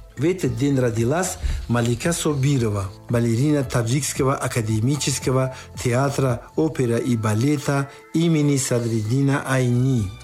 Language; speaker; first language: Russian; non-native, local second language; Tajik